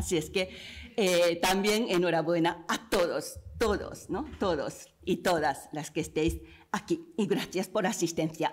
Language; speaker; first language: Spanish; non-native, fluent; Japanese